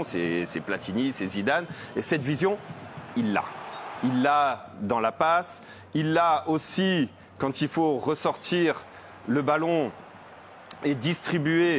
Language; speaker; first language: French; native; French